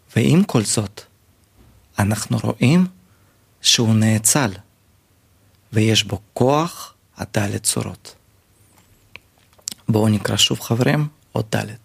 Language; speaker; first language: Hebrew; native; Hebrew